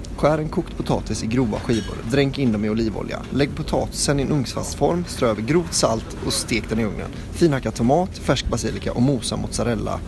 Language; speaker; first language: Swedish; native; Swedish